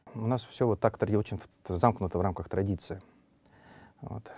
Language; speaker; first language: Russian; native; Russian